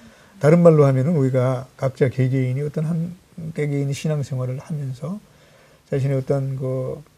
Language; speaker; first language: Korean; native; Korean